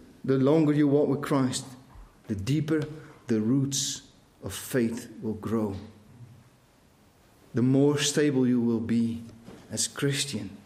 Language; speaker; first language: English; non-native, fluent; Dutch